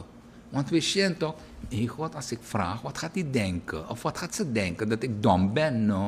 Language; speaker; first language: Dutch; native; Dutch